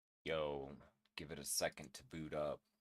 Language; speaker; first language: English; native; English